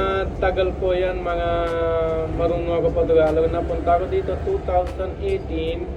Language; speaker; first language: Filipino; non-native, learner; Punjabi